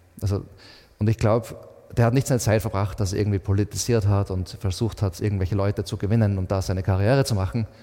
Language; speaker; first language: German; native; German